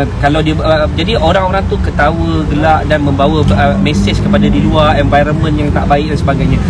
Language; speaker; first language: Malay; native; Malay